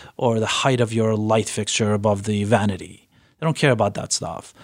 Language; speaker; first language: English; early bilingual, other home language; Persian